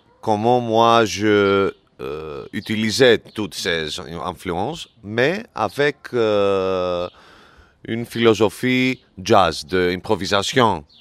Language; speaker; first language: French; non-native, learner; Greek